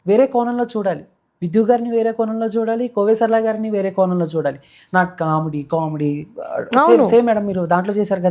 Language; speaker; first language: Telugu; native; Telugu